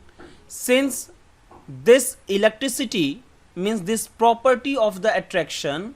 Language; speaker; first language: English; non-native, local second language; Hindi